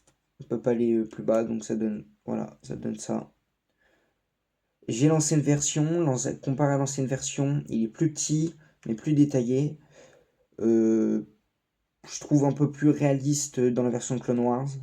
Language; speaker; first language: French; native; French